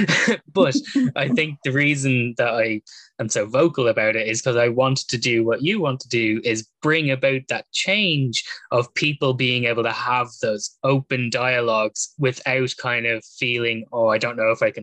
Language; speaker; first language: English; native; English